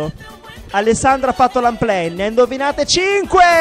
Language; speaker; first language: Italian; native; Italian